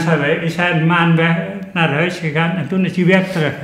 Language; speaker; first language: Dutch; early bilingual, other home language; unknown